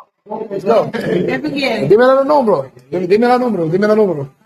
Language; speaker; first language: Spanish; non-native, learner; English